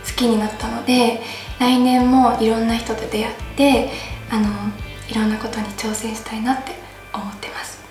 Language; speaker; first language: Japanese; native; Japanese